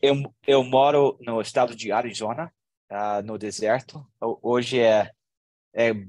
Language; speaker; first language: Portuguese; non-native, learner; English